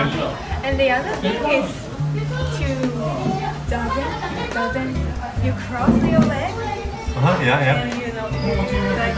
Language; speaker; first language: English; non-native, fluent; Japanese